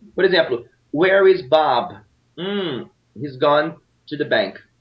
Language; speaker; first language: English; non-native, fluent; Portuguese